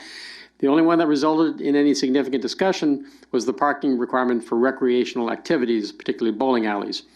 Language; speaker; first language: English; native; English